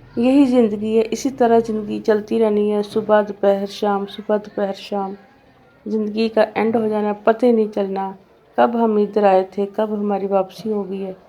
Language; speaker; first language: Urdu; native; Urdu